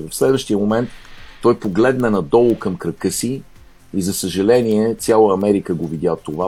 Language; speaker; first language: Bulgarian; native; Bulgarian